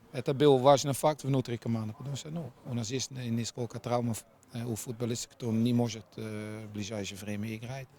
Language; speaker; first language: Russian; non-native, learner; Polish